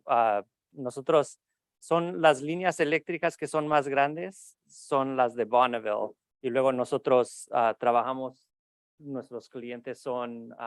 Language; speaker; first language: Spanish; early bilingual, heritage; Spanish